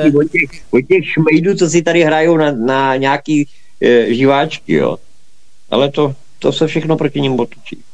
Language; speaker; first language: Czech; native; Czech